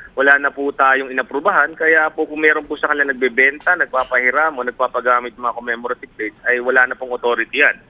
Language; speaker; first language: Filipino; native; Filipino